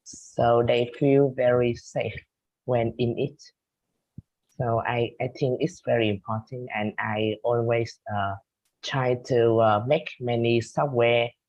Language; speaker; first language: English; non-native, learner; Vietnamese